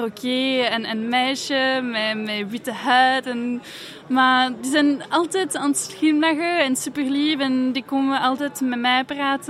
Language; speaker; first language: Dutch; non-native, fluent; French